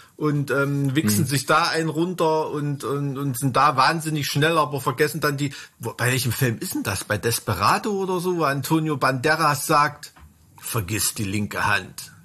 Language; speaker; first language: German; native; German